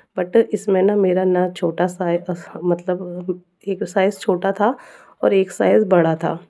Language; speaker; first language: Hindi; native; Hindi